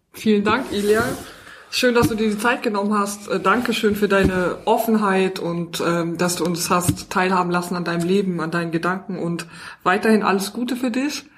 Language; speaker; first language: German; native; German